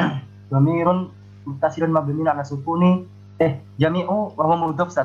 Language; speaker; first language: Arabic; non-native, learner; Indonesian